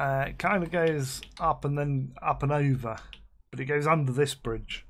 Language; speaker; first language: English; native; English